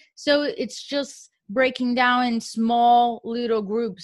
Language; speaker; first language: English; non-native, fluent; Portuguese